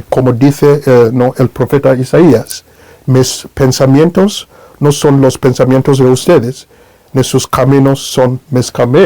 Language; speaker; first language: Spanish; non-native, fluent; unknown